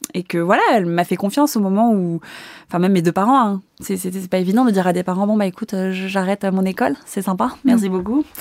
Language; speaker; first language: French; native; French